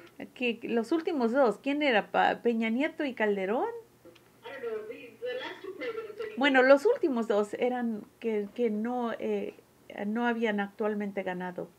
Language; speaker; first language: Spanish; early bilingual, heritage; Spanish